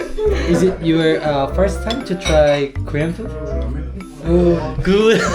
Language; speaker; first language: English; non-native, learner; Korean